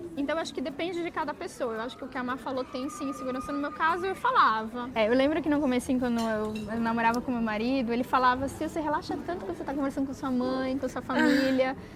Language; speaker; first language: Portuguese; early bilingual, other home language; Spanish